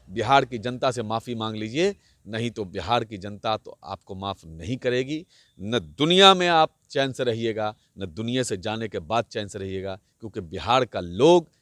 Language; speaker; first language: Hindi; native; Hindi